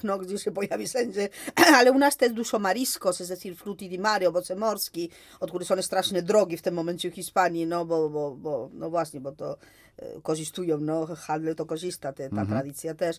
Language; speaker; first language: Polish; non-native, fluent; Spanish